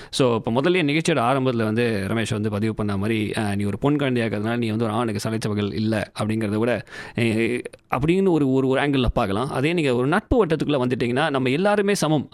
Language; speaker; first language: Tamil; native; Tamil